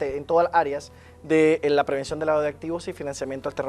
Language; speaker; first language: Spanish; native; Spanish